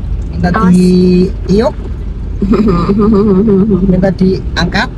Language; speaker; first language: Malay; non-native, local second language; Javanese